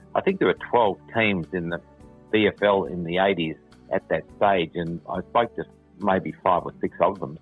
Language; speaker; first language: English; native; English